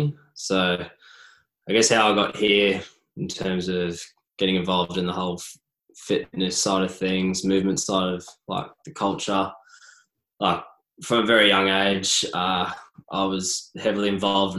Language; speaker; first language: English; native; English